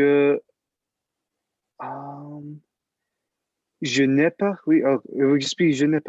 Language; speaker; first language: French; non-native, learner; English